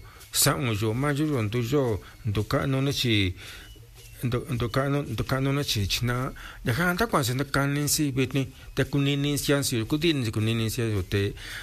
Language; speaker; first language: Spanish; non-native, local second language; Mixtepec Mixtec